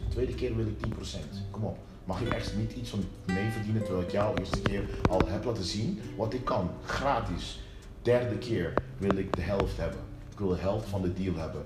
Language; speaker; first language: Dutch; early bilingual, other home language; Papiamento